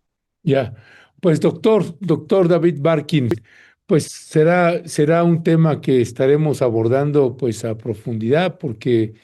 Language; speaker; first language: Spanish; native; Spanish